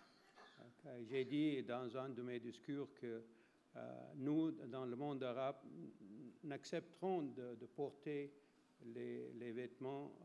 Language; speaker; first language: French; non-native, fluent; Arabic